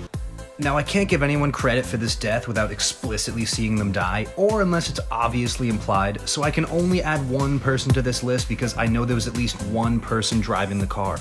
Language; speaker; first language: English; native; English